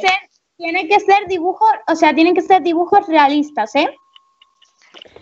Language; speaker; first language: Spanish; native; Spanish